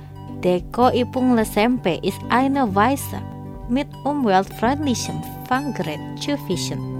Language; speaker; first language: German; non-native, fluent; Indonesian